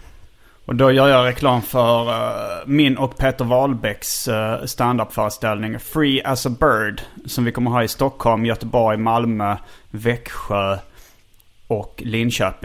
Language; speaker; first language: Swedish; native; Swedish